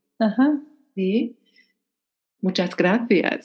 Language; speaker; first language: Spanish; non-native, learner; German